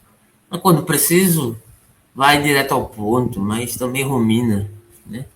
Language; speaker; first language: Portuguese; native; Portuguese